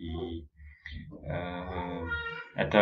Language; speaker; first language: Russian; non-native, learner; English